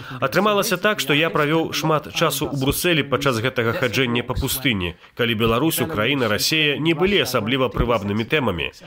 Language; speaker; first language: Belarusian; native; Belarusian